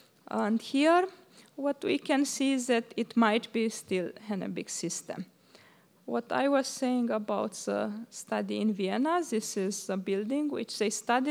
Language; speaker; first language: English; non-native, fluent; Romanian